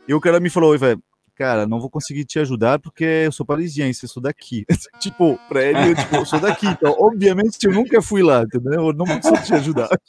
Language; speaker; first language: Portuguese; non-native, fluent; French